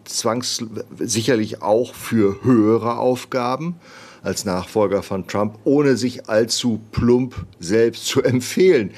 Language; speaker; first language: German; native; German